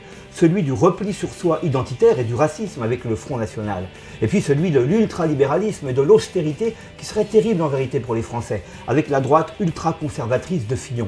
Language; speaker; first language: French; native; French